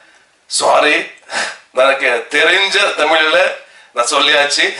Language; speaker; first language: Tamil; non-native, learner; Kannada